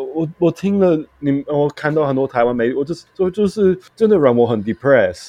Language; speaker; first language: Chinese; non-native, fluent; English